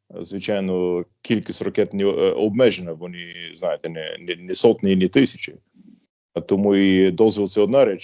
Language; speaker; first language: Ukrainian; non-native, fluent; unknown